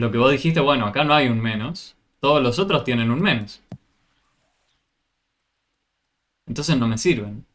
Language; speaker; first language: Spanish; native; Spanish